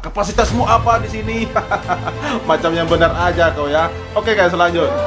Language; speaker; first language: Indonesian; native; Indonesian